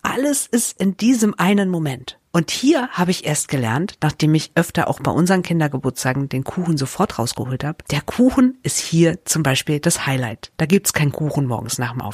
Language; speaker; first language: German; native; German